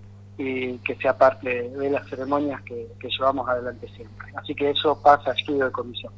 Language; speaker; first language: Spanish; native; Spanish